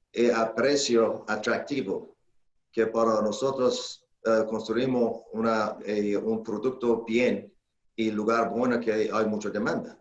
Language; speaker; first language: Spanish; non-native, learner; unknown